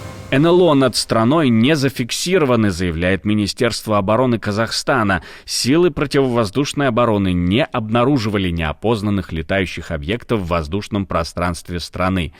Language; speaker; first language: Russian; native; Russian